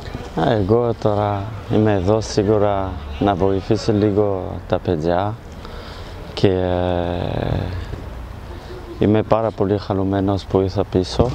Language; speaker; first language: Greek; non-native, learner; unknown